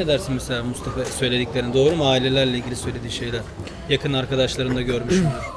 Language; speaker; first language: Turkish; native; Turkish